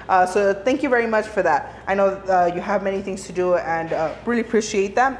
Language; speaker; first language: English; early bilingual, other home language; Spanish